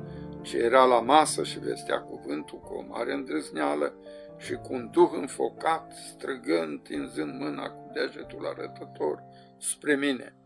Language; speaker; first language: Romanian; native; Romanian